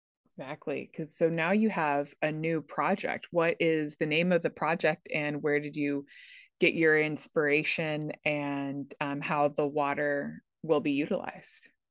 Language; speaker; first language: English; native; English